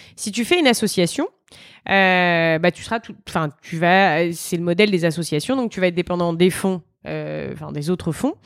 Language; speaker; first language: French; native; French